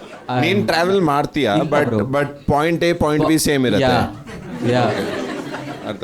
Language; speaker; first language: Kannada; non-native, learner; Punjabi